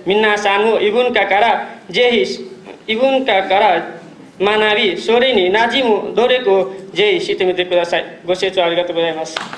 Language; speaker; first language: Japanese; non-native, fluent; Nepali